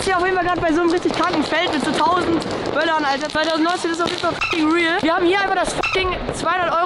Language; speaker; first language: German; native; German